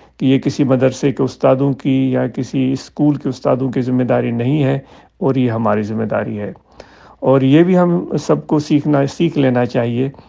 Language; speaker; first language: Urdu; non-native, local second language; Sindhi